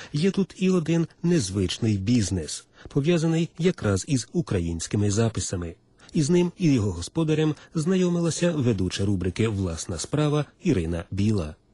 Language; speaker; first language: Ukrainian; native; Ukrainian